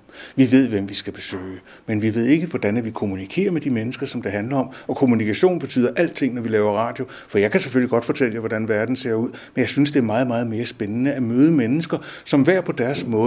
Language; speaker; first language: Danish; native; Danish